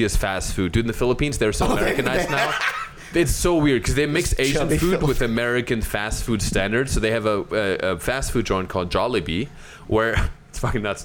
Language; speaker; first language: English; non-native, fluent; German